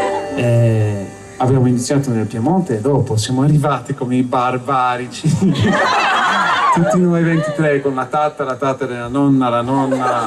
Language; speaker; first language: Italian; non-native, fluent; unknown